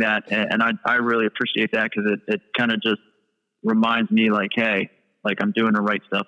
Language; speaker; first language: English; native; English